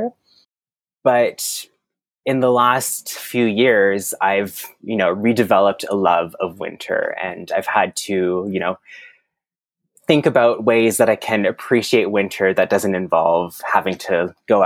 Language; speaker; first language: English; non-native, fluent; French